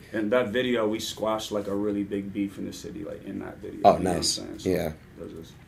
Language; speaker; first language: English; native; English